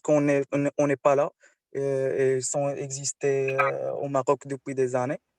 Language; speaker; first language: French; non-native, local second language; Arabic